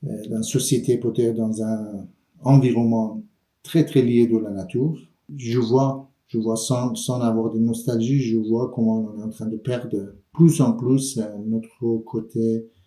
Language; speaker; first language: French; non-native, fluent; Persian